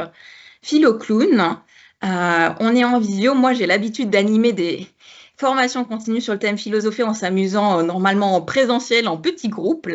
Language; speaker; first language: French; native; French